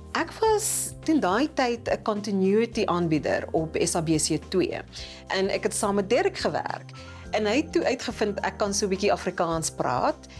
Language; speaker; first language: Afrikaans; non-native, local second language; Northern Sotho